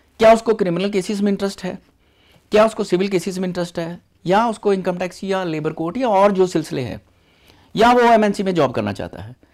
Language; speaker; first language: Hindi; non-native, local second language; Punjabi